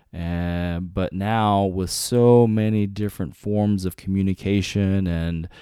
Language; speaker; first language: English; native; English